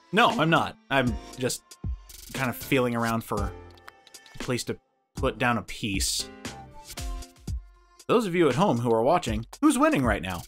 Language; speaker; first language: English; native; English